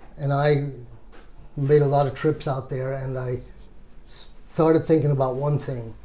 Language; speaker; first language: English; native; English